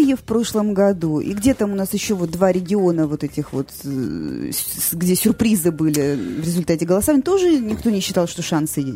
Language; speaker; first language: Russian; native; Russian